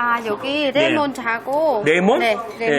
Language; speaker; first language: Korean; non-native, learner; Vietnamese